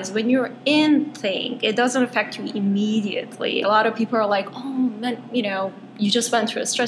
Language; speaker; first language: English; non-native, fluent; Bosnian